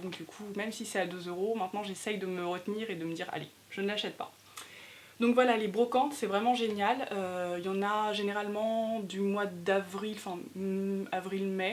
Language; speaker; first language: French; native; French